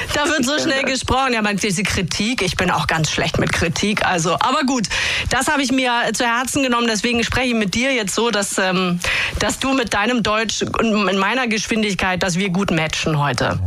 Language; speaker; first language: German; native; German